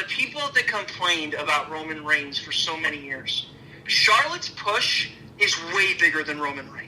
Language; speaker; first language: English; native; English